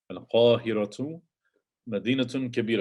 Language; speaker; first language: Arabic; non-native, fluent; English